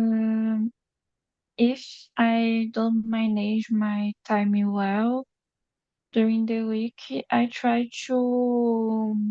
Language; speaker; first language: English; non-native, learner; Portuguese